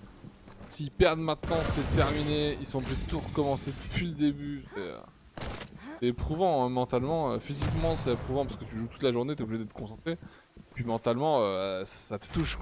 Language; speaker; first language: French; native; French